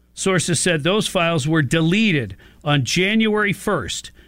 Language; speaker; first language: English; native; English